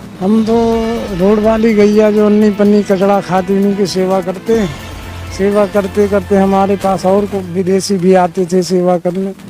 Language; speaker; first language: Hindi; native; Hindi